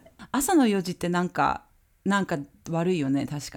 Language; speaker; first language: Japanese; early bilingual, other home language; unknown